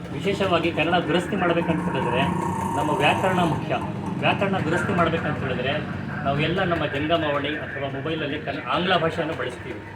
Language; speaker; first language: Kannada; non-native, local second language; Urdu